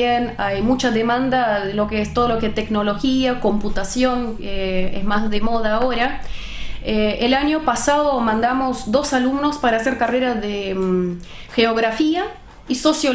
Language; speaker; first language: Spanish; non-native, fluent; Russian